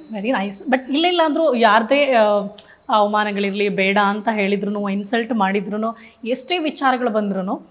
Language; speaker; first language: Kannada; native; Kannada